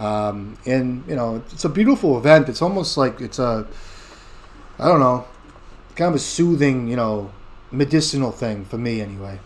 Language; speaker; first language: English; native; English